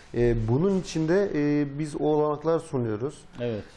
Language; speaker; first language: Turkish; native; Turkish